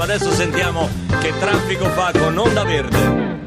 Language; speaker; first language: Italian; native; Italian